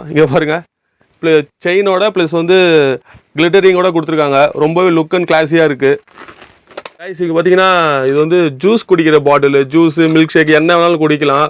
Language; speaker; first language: Tamil; native; Tamil